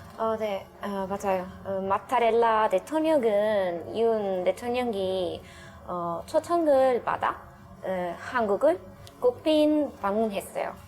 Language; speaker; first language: Korean; non-native, learner; Italian